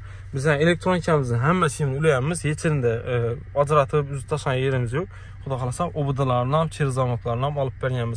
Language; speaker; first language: Uzbek; native; Uzbek